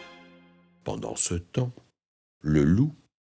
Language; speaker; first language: French; native; French